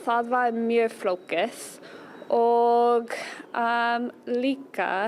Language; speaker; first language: Icelandic; non-native, fluent; English